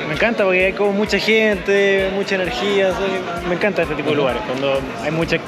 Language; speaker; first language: Spanish; native; Spanish